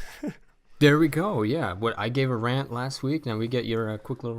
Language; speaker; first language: English; native; English